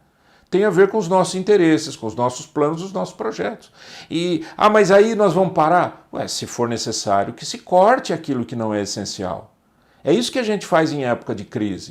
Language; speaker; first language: Portuguese; native; Portuguese